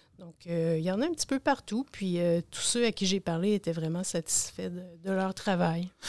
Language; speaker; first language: French; native; French